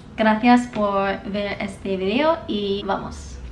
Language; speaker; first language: Spanish; non-native, learner; English